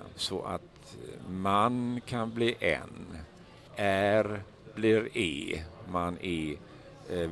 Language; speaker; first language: Swedish; native; Swedish